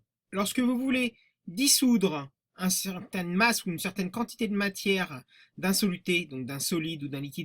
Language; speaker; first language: French; native; French